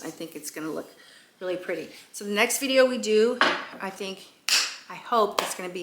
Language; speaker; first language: English; native; English